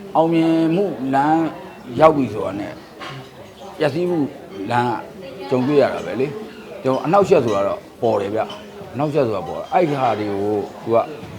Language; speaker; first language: Burmese; native; Burmese